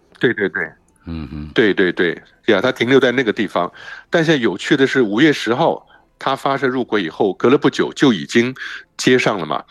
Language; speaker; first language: Chinese; native; Chinese